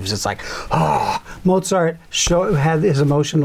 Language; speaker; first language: English; native; English